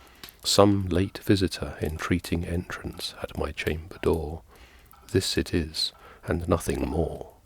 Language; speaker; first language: English; native; English